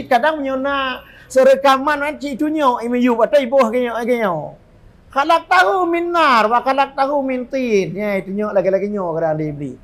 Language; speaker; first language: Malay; non-native, local second language; Achinese